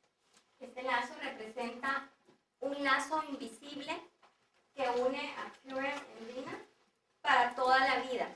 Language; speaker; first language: Spanish; native; Spanish